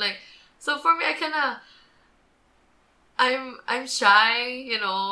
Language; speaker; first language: English; native; English